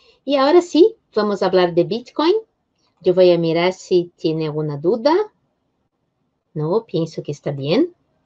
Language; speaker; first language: Spanish; non-native, fluent; Portuguese